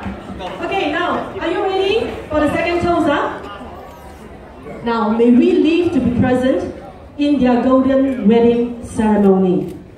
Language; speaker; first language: English; non-native, local second language; Chinese